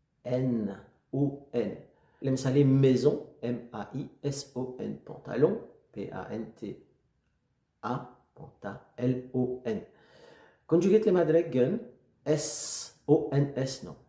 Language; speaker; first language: Amharic; non-native, learner; French